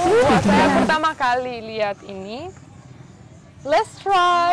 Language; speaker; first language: Indonesian; non-native, learner; Romanian